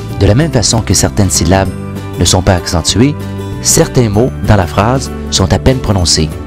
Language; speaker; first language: French; native; French